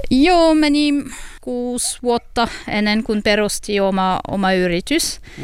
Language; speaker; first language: Finnish; non-native, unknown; French